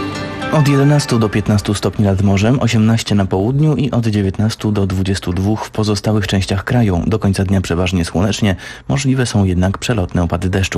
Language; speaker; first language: Polish; native; Polish